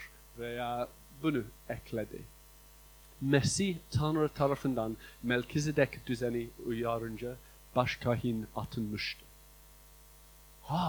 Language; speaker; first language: Turkish; non-native, fluent; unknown